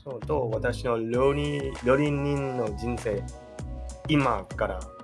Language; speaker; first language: Japanese; non-native, learner; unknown